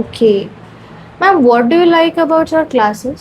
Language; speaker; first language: English; non-native, learner; Marathi